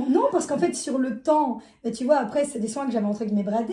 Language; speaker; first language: French; native; French